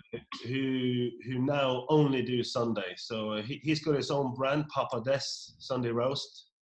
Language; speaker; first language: English; non-native, fluent; Norwegian